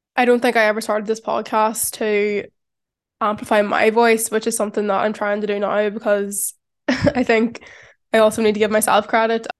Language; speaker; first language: English; native; English